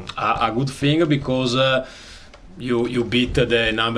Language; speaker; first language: English; non-native, learner; Italian